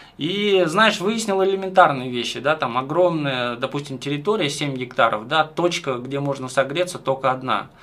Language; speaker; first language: Russian; native; Russian